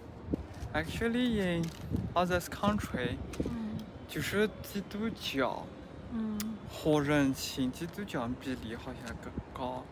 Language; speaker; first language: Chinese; native; Chinese